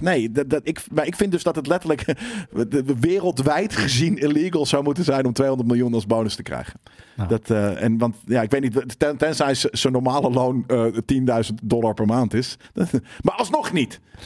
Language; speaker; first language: Dutch; native; Dutch